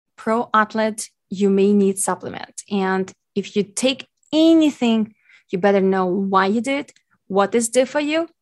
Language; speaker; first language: English; non-native, fluent; Ukrainian